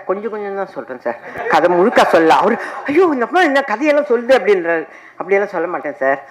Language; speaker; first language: Tamil; native; Tamil